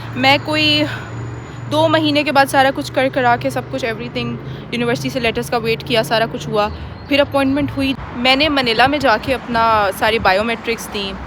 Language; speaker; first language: Urdu; native; Urdu